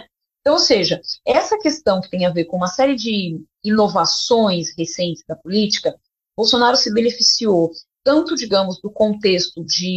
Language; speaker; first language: Portuguese; native; Portuguese